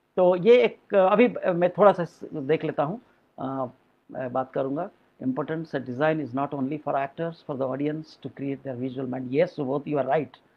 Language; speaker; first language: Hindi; non-native, local second language; Odia